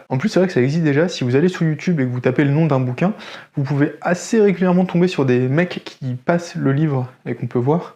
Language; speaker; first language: French; native; French